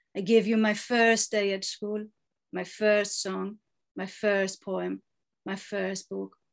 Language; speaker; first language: English; non-native, fluent; Greek